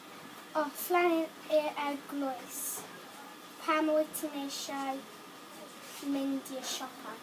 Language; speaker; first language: Welsh; non-native, local second language; English